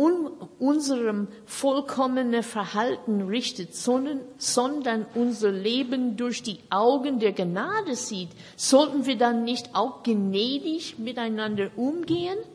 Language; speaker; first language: German; non-native, fluent; English